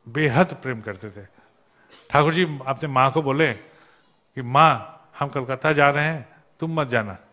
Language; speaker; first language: Hindi; non-native, local second language; Bangla